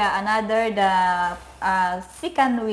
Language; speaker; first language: English; non-native, learner; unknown